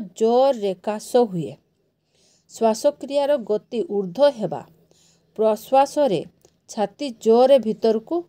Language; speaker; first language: Odia; non-native, local second language; Santali